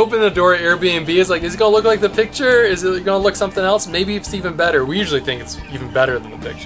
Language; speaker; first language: English; native; English